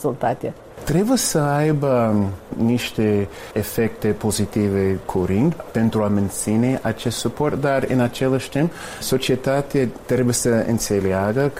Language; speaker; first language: Romanian; non-native, fluent; English